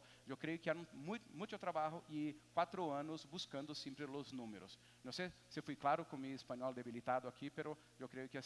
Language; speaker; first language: Spanish; non-native, learner; Portuguese